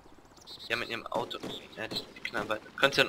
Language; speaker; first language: German; native; German